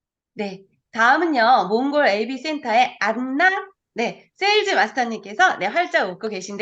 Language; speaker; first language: Korean; native; Korean